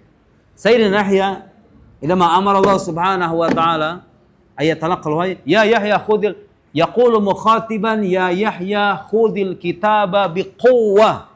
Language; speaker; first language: Arabic; non-native, fluent; Indonesian